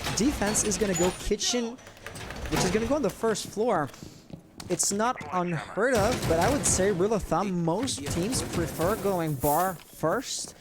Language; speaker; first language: English; non-native, local second language; French